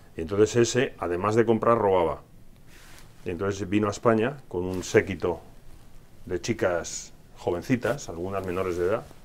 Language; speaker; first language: Spanish; native; Spanish